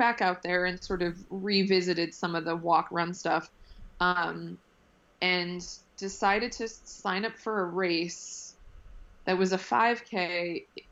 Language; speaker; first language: English; native; English